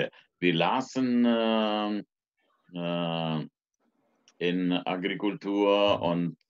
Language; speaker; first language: German; non-native, fluent; Romanian